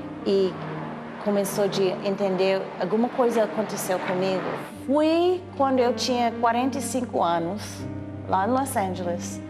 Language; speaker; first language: Portuguese; non-native, learner; English